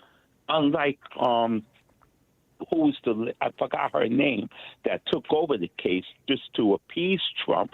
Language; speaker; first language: English; native; English